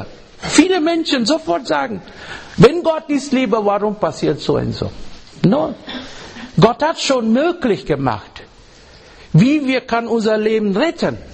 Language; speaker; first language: German; non-native, learner; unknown